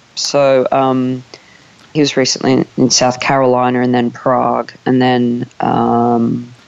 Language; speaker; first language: English; native; English